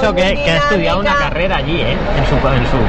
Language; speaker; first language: Spanish; native; Spanish